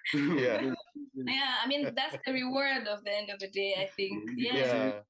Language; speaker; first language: English; non-native, local second language; Swahili